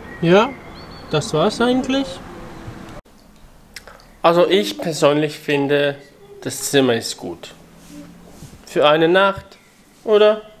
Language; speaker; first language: German; non-native, fluent; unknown